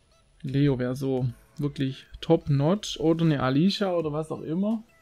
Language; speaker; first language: German; native; German